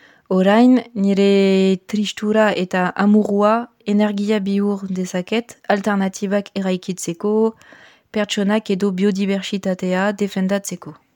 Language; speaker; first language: Basque; non-native, fluent; French